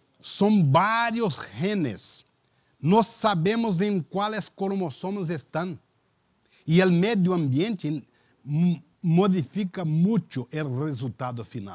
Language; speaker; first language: Spanish; non-native, learner; Portuguese